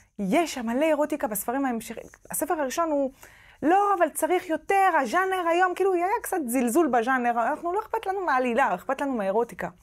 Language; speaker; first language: Hebrew; non-native, fluent; French